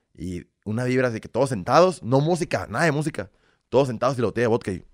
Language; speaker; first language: Spanish; early bilingual, other home language; Russian